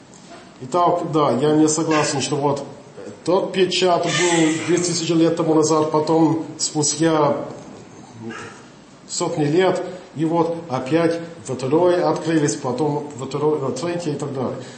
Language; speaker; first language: Russian; non-native, learner; English